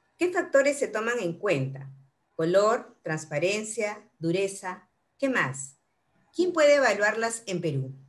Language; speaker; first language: Spanish; native; Spanish